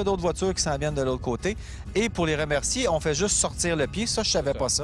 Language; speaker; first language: French; native; French